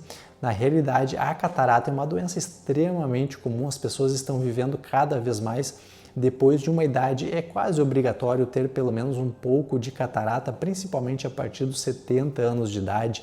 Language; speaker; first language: Portuguese; native; Portuguese